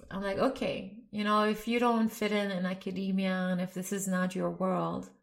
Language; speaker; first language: English; non-native, fluent; Swedish